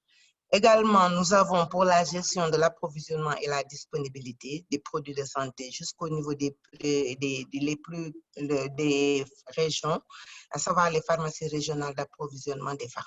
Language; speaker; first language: French; non-native, local second language; Wolof